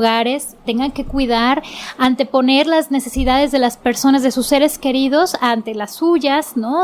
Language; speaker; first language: Spanish; native; Spanish